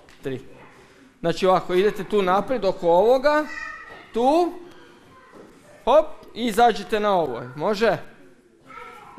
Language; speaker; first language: Croatian; native; Croatian